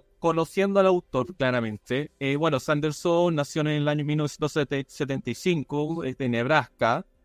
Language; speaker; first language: Spanish; non-native, fluent; English